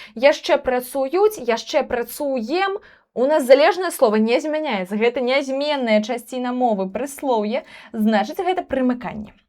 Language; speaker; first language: Belarusian; non-native, local second language; Russian